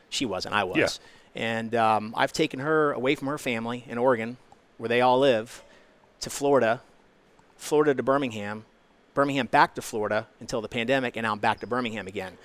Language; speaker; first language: English; native; English